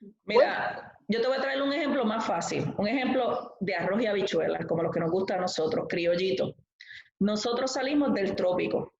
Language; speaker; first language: Spanish; native; Spanish